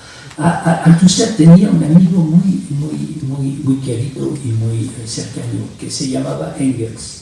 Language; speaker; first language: Spanish; non-native, fluent; French